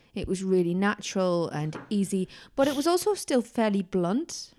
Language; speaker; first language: English; native; English